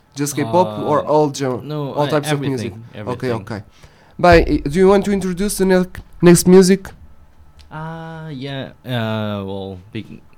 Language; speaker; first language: English; non-native, fluent; Korean